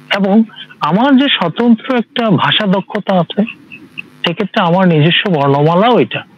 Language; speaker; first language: Bangla; non-native, local second language; Santali